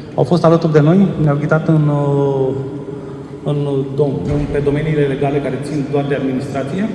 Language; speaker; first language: Romanian; native; Romanian